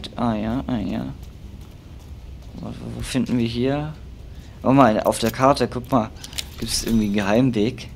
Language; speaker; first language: German; native; German